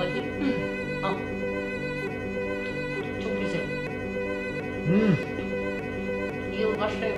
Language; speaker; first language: Turkish; non-native, learner; Russian